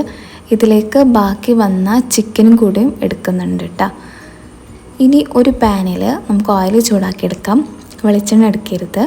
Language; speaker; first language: Malayalam; native; Malayalam